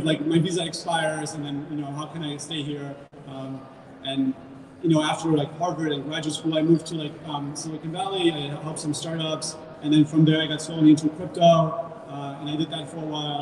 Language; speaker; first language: English; non-native, fluent; German